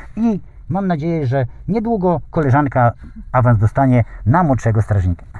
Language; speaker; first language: Polish; native; Polish